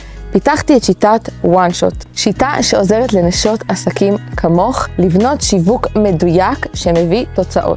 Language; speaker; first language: Hebrew; native; Hebrew